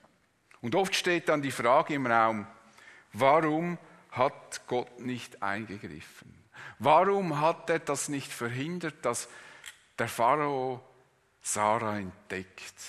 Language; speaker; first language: German; native; German